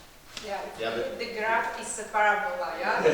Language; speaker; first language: English; non-native, learner; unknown